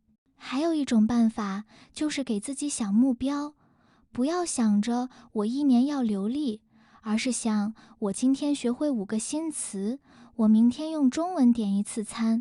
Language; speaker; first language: Chinese; non-native, fluent; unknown